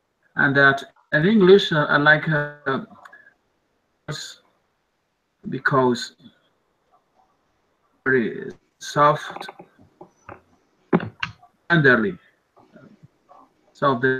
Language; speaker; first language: English; non-native, learner; Spanish